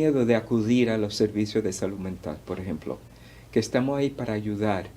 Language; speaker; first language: Spanish; early bilingual, heritage; Spanish